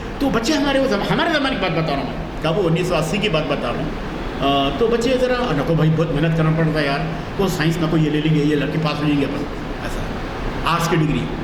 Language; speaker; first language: Urdu; native; Urdu